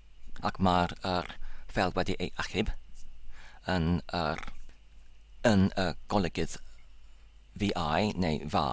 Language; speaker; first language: Welsh; non-native, local second language; English